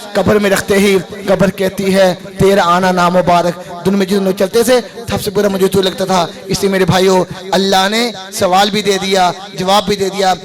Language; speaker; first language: Urdu; non-native, local second language; Punjabi